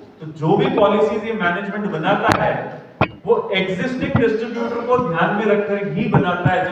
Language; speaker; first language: Hindi; native; Hindi